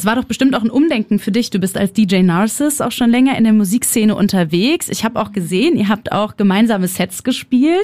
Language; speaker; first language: German; native; German